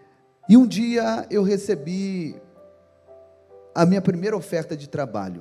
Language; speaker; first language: Portuguese; native; Portuguese